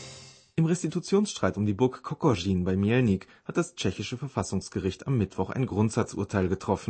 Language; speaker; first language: German; native; German